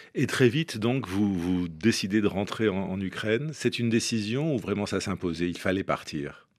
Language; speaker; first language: French; native; French